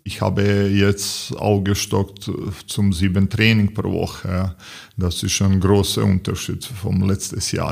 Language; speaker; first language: German; non-native, learner; Serbian